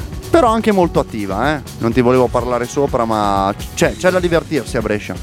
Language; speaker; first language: Italian; native; Italian